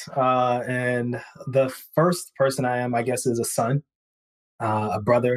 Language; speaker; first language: English; native; English